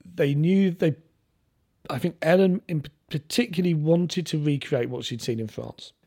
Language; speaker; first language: English; native; English